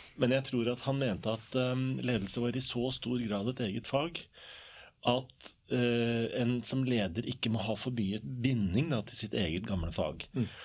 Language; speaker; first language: Norwegian; native; Norwegian